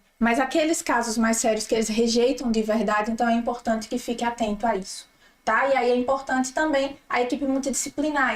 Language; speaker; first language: Portuguese; native; Portuguese